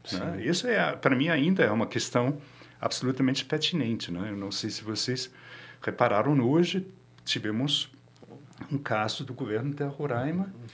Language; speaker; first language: Portuguese; non-native, fluent; Danish